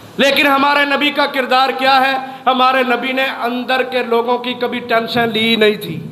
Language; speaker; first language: Urdu; non-native, local second language; Punjabi